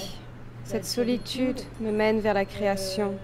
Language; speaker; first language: French; non-native, fluent; Malayalam